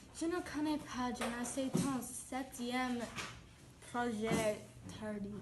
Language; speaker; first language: French; non-native, learner; English